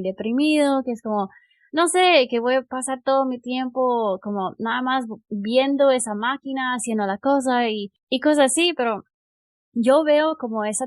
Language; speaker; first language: Spanish; non-native, fluent; English